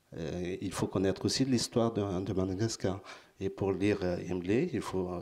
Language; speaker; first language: French; non-native, local second language; Malagasy